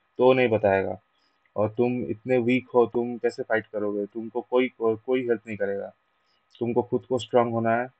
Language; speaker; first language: Hindi; non-native, local second language; Bangla